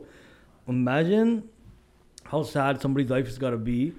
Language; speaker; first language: English; native; English